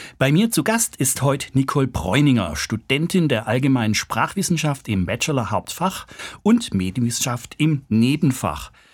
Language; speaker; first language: German; native; German